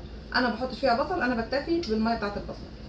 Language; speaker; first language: Arabic; native; Arabic